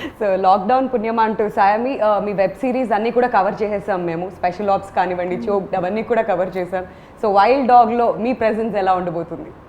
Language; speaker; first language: Telugu; native; Telugu